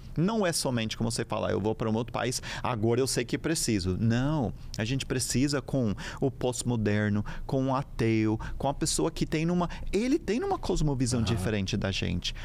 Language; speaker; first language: Portuguese; non-native, fluent; English